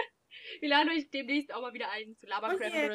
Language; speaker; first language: German; native; German